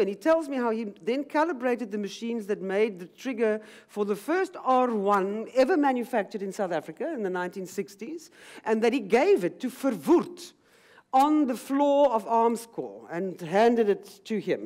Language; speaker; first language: English; native; English